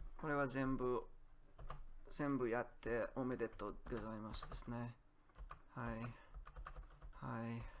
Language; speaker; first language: Japanese; non-native, learner; Polish